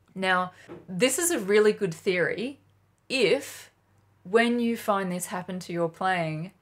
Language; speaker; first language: English; native; English